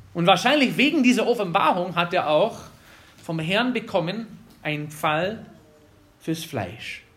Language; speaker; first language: German; non-native, fluent; English